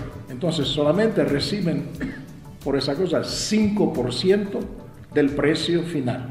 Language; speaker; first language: Spanish; non-native, fluent; Russian